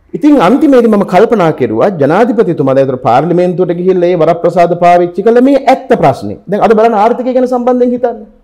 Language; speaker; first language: Sinhala; native; Sinhala